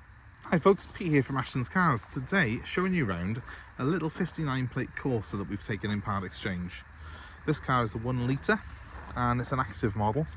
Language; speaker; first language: English; native; English